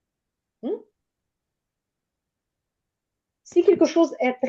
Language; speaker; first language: French; non-native, fluent; Ukrainian